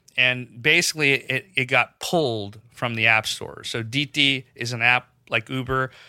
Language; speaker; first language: English; non-native, local second language; Urdu